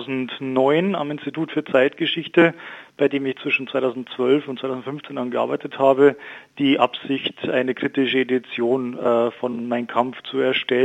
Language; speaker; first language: German; native; German